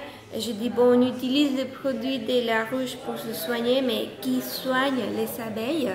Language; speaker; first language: French; non-native, fluent; Spanish